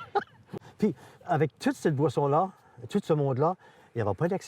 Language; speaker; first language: French; native; French